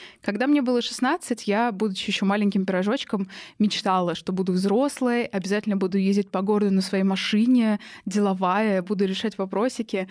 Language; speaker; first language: Russian; native; Russian